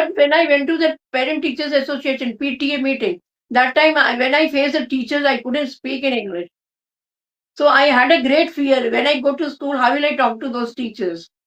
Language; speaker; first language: English; non-native, local second language; Hindi